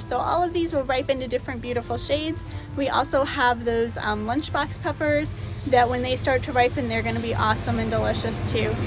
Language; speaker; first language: English; native; English